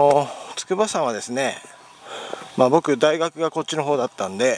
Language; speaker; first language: Japanese; native; Japanese